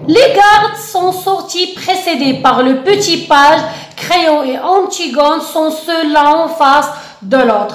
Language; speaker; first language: French; non-native, local second language; Arabic